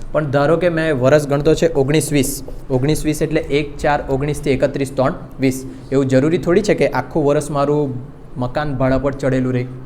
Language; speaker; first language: Gujarati; non-native, local second language; Hindi